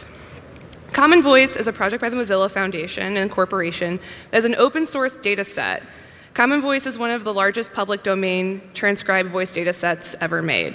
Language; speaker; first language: English; native; English